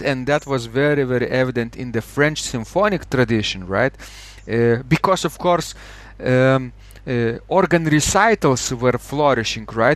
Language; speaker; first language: English; non-native, fluent; Lithuanian